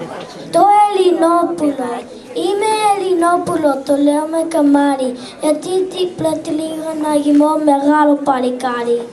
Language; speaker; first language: Greek; early bilingual, heritage; Greek